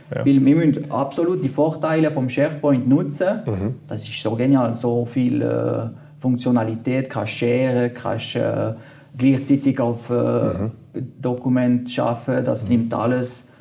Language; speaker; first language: German; non-native, fluent; French